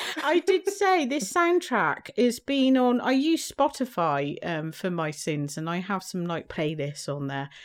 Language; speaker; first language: English; native; English